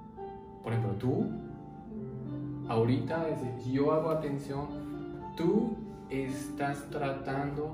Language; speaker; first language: Spanish; non-native, learner; Japanese